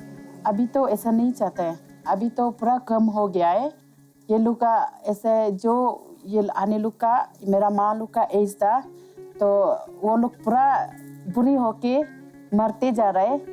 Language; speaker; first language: Hindi; non-native, local second language; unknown